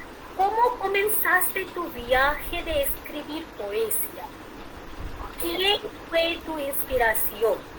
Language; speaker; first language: Spanish; non-native, fluent; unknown